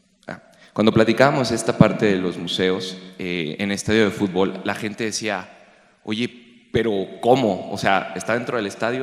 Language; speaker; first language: Spanish; native; Spanish